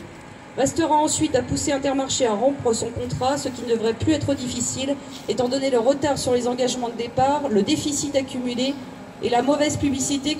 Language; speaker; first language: French; native; French